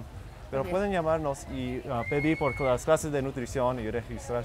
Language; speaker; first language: Spanish; early bilingual, heritage; Spanish